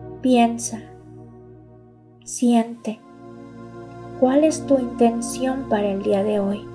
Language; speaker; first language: Spanish; native; Spanish